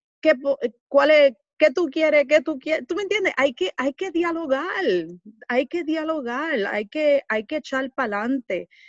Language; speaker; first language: Spanish; early bilingual, heritage; Spanish